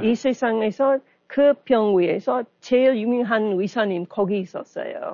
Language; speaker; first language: Korean; non-native, learner; English